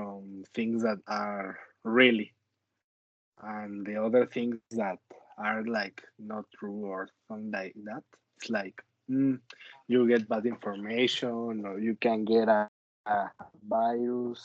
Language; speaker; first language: English; non-native, learner; Spanish